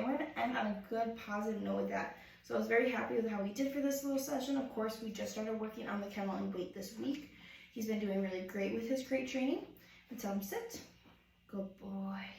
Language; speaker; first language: English; native; English